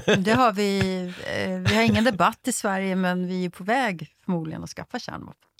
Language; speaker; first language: Swedish; native; Swedish